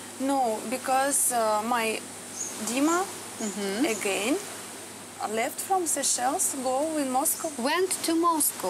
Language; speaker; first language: English; non-native, learner; Russian